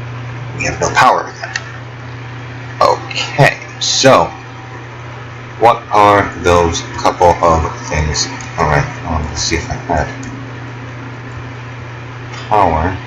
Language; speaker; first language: English; native; English